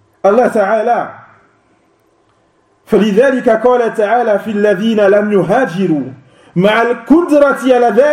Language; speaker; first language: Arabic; non-native, fluent; French